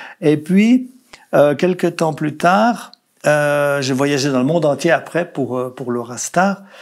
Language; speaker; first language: French; native; French